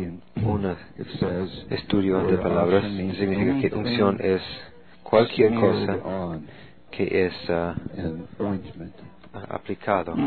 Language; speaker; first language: Spanish; non-native, fluent; English